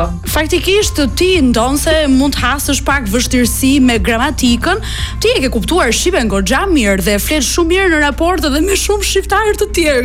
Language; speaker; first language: Albanian; native; Albanian